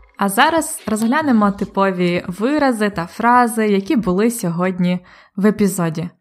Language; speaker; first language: Ukrainian; native; Ukrainian